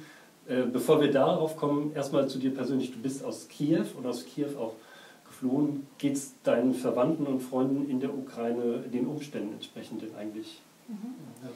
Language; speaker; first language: German; native; German